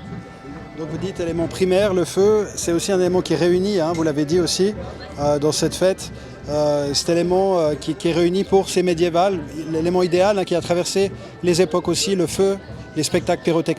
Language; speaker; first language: French; native; French